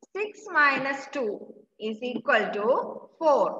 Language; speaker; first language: English; non-native, local second language; Malayalam